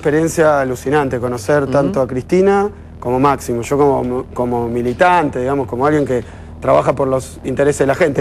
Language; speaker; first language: Spanish; native; Spanish